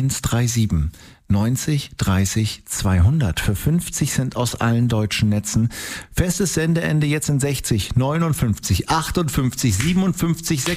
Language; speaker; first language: German; native; German